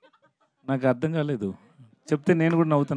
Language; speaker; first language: Telugu; non-native, learner; Tamil